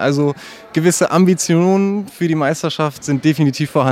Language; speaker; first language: German; native; German